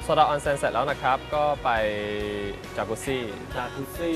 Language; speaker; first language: Thai; non-native, fluent; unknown